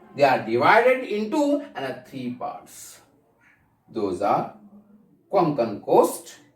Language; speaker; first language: English; non-native, local second language; Kannada